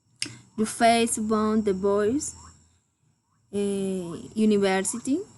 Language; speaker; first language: French; non-native, learner; Spanish